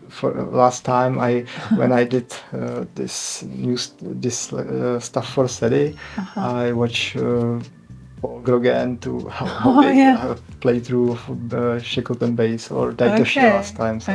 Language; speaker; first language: English; non-native, learner; Czech